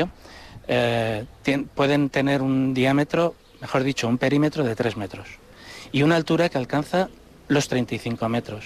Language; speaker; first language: Spanish; native; Spanish